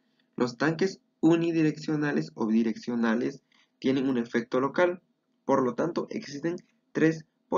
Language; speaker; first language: Spanish; native; Spanish